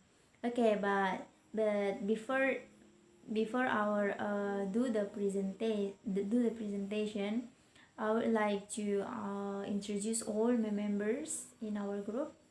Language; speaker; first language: English; non-native, learner; Indonesian